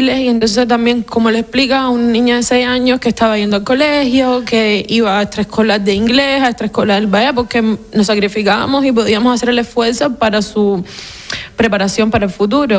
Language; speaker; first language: Spanish; native; Spanish